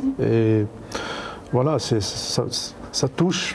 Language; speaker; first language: French; non-native, learner; Arabic